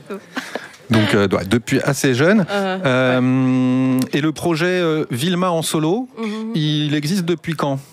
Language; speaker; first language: French; native; French